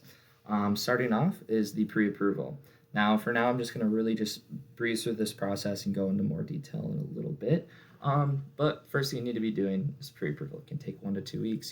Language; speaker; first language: English; native; English